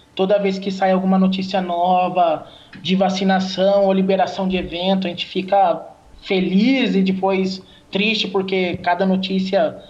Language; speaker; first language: Portuguese; native; Portuguese